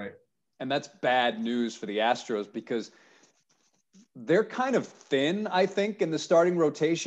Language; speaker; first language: English; native; English